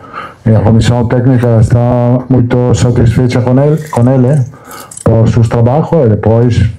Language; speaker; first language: Spanish; non-native, fluent; Italian